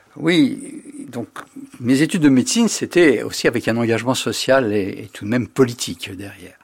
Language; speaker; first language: French; native; French